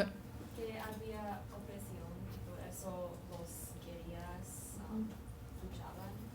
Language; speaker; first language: Spanish; non-native, learner; English